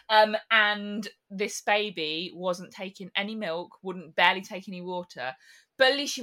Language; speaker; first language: English; native; English